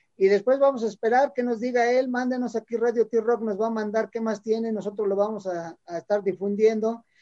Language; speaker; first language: Spanish; native; Spanish